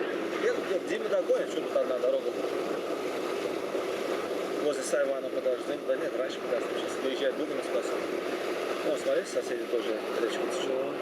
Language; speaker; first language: Russian; native; Russian